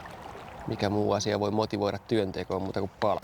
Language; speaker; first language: Finnish; native; Finnish